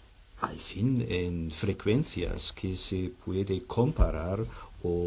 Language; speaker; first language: Spanish; non-native, fluent; German